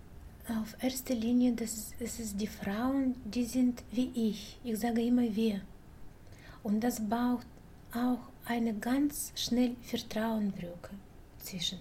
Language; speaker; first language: German; non-native, fluent; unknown